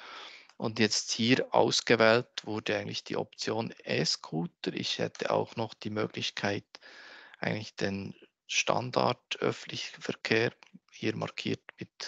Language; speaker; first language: German; native; German